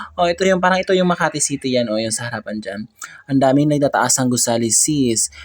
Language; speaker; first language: Filipino; native; Filipino